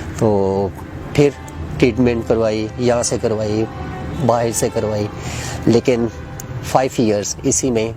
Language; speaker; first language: Urdu; non-native, local second language; Punjabi